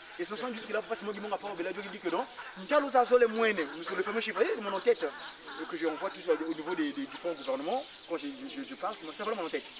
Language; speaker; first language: French; non-native, local second language; Kongo